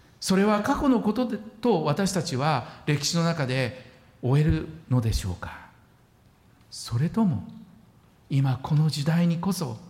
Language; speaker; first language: Japanese; native; Japanese